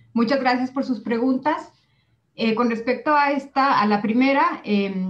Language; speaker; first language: Spanish; native; Spanish